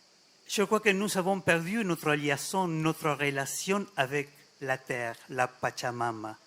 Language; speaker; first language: French; non-native, fluent; Spanish